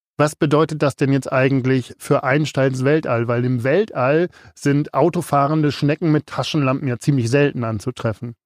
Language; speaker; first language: German; native; German